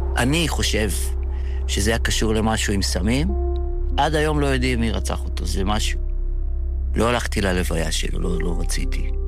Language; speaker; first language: Hebrew; early bilingual, other home language; Yiddish